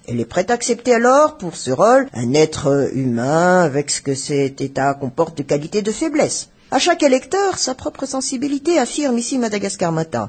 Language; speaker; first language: French; non-native, local second language; Malagasy